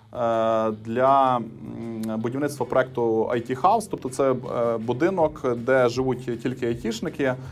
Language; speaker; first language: Ukrainian; native; Ukrainian